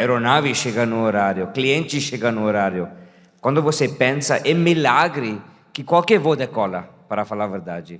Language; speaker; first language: Portuguese; non-native, fluent; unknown